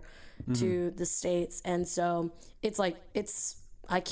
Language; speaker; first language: English; early bilingual, other home language; Spanish